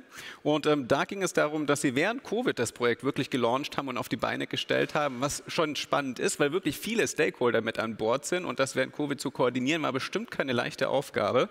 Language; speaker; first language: German; native; German